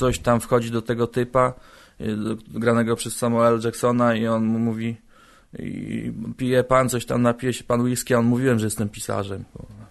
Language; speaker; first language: Polish; native; Polish